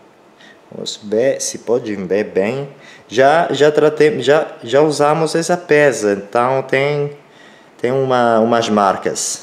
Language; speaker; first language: Portuguese; non-native, learner; Spanish